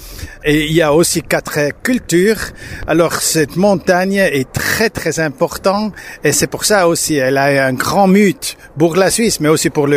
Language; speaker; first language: French; non-native, local second language; German